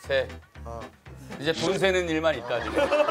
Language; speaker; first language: Korean; native; Korean